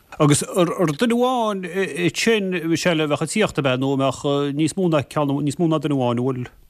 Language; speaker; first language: Irish; native; Irish